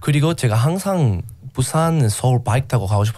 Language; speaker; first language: Korean; non-native, learner; English